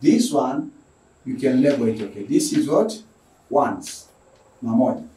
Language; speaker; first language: English; non-native, local second language; Swahili